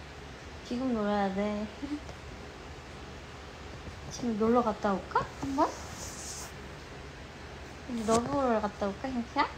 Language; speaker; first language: Korean; early bilingual, heritage; Korean